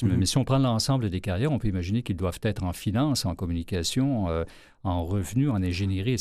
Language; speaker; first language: French; native; French